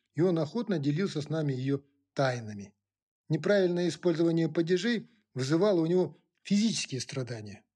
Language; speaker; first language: Russian; non-native, local second language; Kazakh